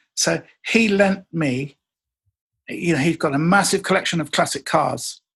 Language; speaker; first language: English; native; English